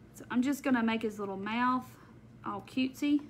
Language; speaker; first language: English; native; English